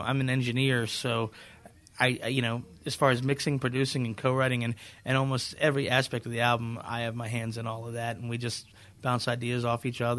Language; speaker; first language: English; native; English